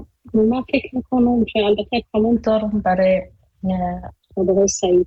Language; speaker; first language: Persian; native; Persian